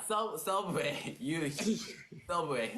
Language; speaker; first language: English; non-native, learner; Korean